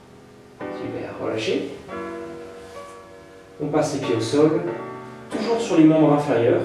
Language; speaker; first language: French; native; French